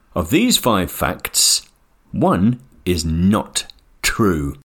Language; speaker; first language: English; native; English